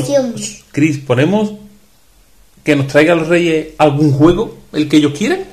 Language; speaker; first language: Spanish; native; Spanish